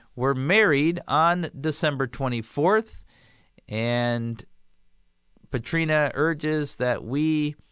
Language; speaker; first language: English; native; English